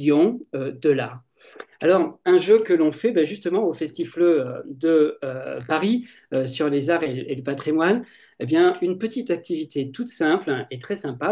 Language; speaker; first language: French; native; French